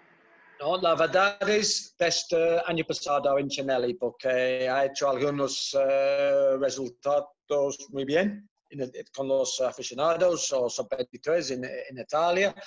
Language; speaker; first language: Spanish; non-native, fluent; Dutch